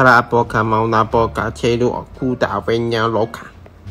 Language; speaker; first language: Portuguese; non-native, learner; Chinese